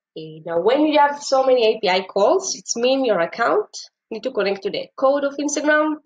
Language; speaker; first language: English; non-native, fluent; Hebrew